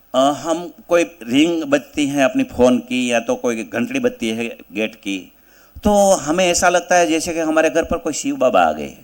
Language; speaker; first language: Hindi; non-native, local second language; Gujarati